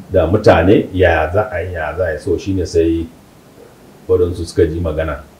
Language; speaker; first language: Hausa; non-native, local second language; Kanuri